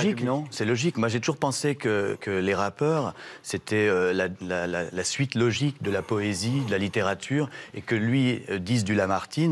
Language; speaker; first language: French; native; French